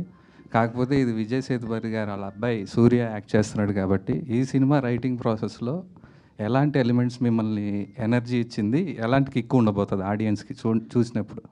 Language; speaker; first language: Telugu; native; Telugu